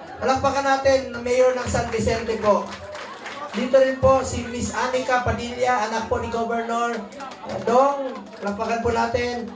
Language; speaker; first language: Filipino; non-native, local second language; Hiligaynon